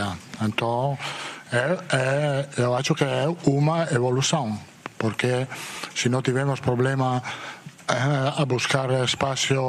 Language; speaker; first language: Portuguese; non-native, fluent; Italian